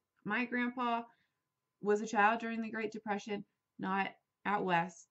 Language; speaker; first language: English; native; English